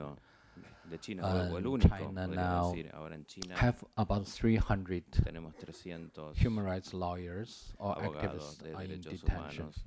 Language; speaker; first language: English; non-native, learner; Chinese